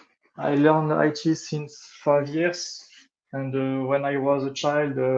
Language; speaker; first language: English; non-native, learner; French